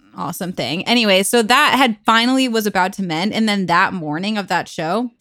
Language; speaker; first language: English; native; English